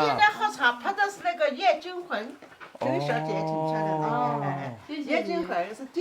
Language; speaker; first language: Chinese; native; Chinese